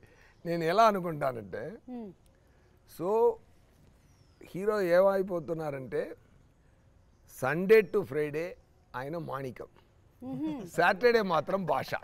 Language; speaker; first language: Telugu; non-native, local second language; Tamil